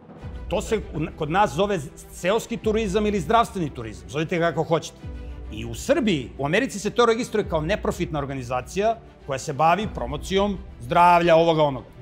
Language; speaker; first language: Serbian; native; Serbian